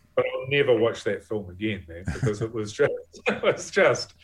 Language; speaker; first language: English; native; English